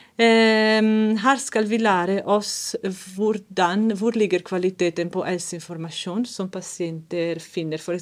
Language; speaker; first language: Norwegian; non-native, fluent; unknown